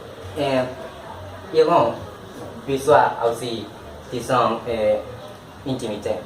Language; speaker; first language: French; non-native, learner; Spanish